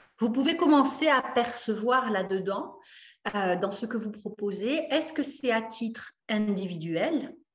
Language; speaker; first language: French; native; French